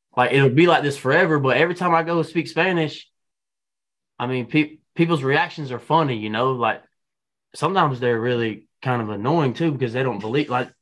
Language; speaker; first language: English; native; English